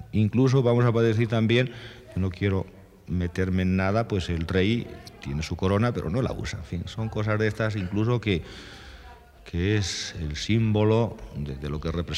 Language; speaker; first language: Spanish; native; Spanish